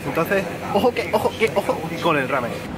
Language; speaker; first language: Spanish; native; Spanish